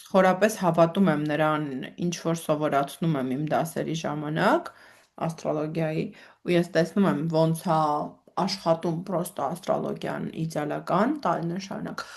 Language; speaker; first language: Armenian; native; Armenian